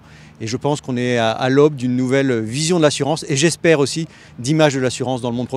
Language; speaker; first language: French; native; French